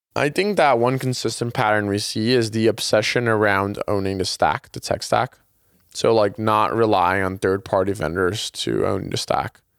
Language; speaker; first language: English; non-native, fluent; Portuguese